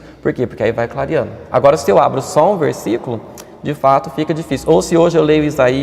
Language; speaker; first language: Portuguese; native; Portuguese